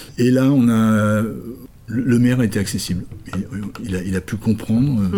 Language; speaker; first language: French; native; French